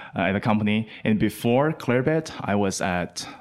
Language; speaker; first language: English; non-native, fluent; Chinese